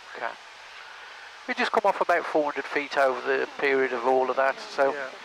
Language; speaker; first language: English; native; English